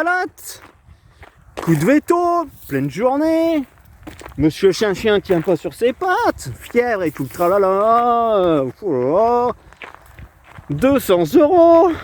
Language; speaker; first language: French; native; French